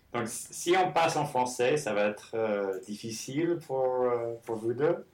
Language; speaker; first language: French; non-native, fluent; English